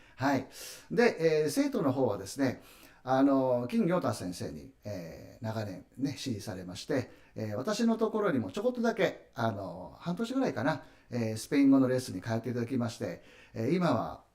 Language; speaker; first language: Japanese; native; Japanese